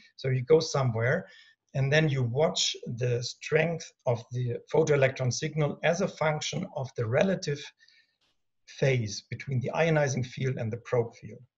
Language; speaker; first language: English; non-native, fluent; German